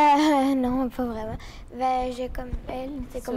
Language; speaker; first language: French; early bilingual, other home language; Spanish